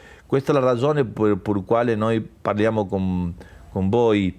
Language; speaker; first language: Italian; non-native, learner; Spanish